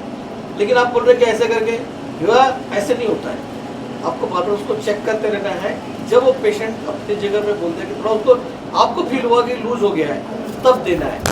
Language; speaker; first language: Hindi; native; Hindi